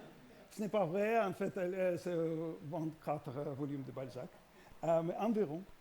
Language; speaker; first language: French; non-native, learner; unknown